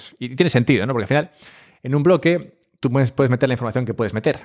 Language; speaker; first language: Spanish; native; Spanish